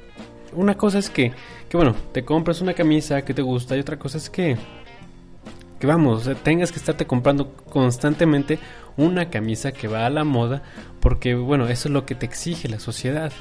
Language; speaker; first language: Spanish; native; Spanish